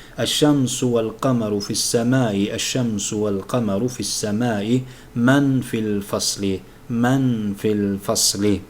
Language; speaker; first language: Arabic; non-native, fluent; Turkish